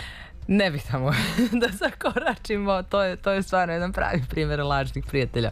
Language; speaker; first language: Serbian; native; Serbian